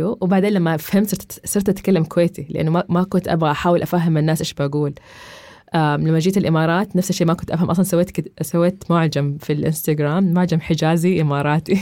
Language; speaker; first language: Arabic; native; Arabic